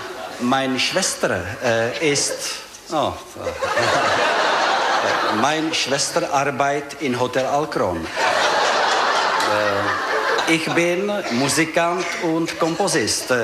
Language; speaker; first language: German; non-native, learner; Czech